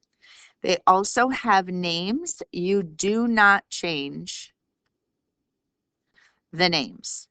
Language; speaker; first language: English; native; English